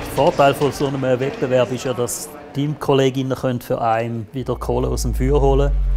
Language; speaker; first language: German; native; German